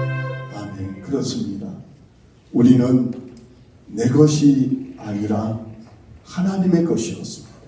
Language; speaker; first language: Korean; native; Korean